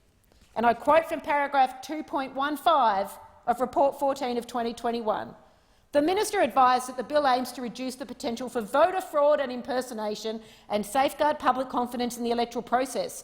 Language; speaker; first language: English; native; English